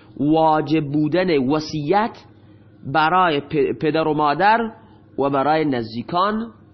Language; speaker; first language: Persian; non-native, local second language; Baluchi